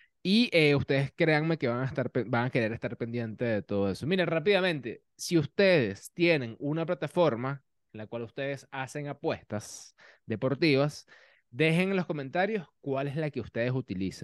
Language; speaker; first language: Spanish; native; Spanish